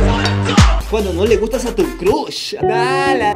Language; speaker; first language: Spanish; native; Spanish